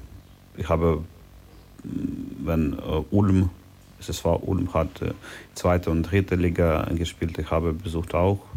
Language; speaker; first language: German; non-native, learner; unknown